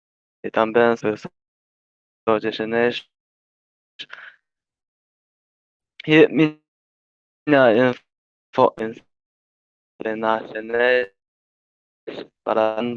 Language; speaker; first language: Portuguese; non-native, learner; Chinese